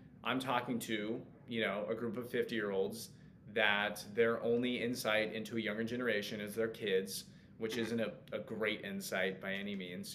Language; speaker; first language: English; native; English